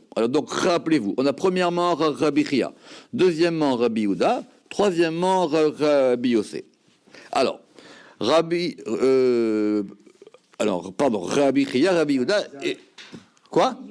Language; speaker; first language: French; native; French